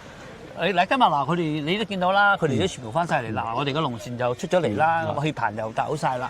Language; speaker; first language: Cantonese; native; Cantonese